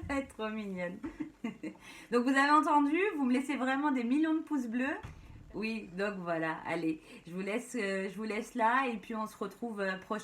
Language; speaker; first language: French; native; French